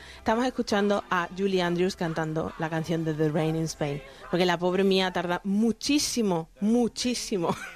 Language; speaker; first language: Spanish; native; Spanish